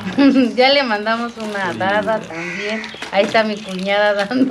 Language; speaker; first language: Spanish; native; Spanish